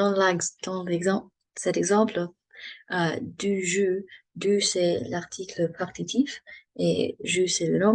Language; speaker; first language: French; non-native, learner; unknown